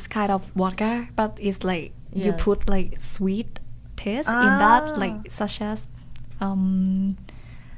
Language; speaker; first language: English; non-native, learner; Thai